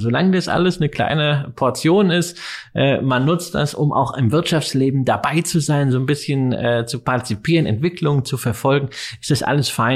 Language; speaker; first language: German; native; German